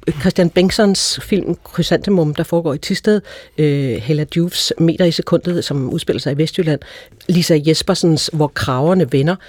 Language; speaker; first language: Danish; native; Danish